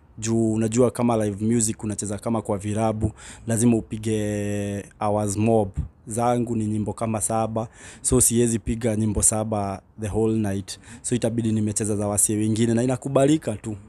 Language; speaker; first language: Swahili; non-native, local second language; Kikuyu